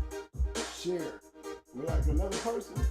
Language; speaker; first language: English; native; English